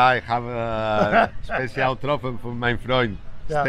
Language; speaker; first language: German; non-native, learner; Spanish